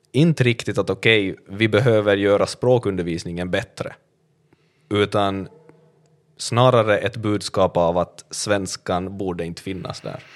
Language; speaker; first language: Swedish; native; Swedish